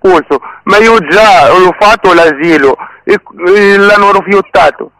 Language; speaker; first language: Italian; non-native, learner; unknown